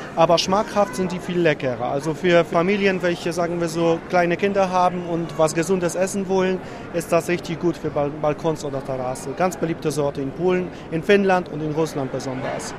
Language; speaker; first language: German; non-native, fluent; Polish